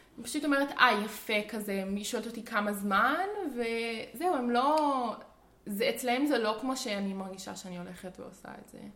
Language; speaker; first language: Hebrew; early bilingual, heritage; Hebrew